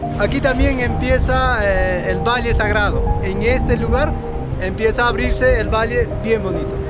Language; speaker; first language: Spanish; non-native, local second language; Quechua